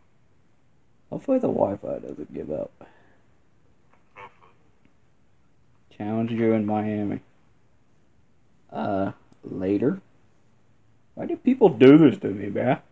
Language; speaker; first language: English; native; English